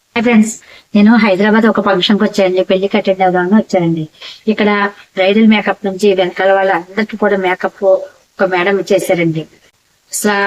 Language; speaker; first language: Telugu; native; Telugu